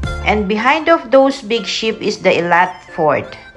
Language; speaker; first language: English; non-native, local second language; Filipino